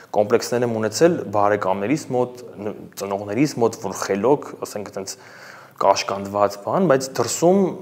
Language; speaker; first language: Armenian; native; Armenian